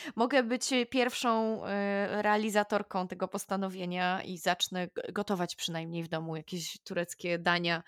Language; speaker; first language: Polish; native; Polish